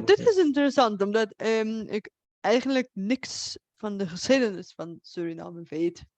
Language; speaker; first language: Dutch; non-native, fluent; Bulgarian